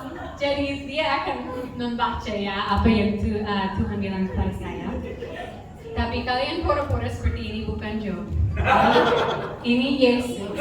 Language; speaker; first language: Indonesian; non-native, fluent; English